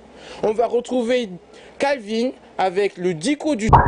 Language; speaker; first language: French; native; French